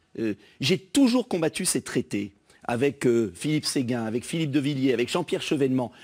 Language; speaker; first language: French; native; French